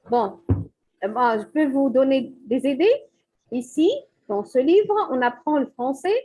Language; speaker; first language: French; non-native, fluent; Arabic